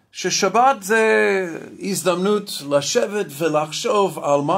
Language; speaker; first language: Hebrew; non-native, fluent; English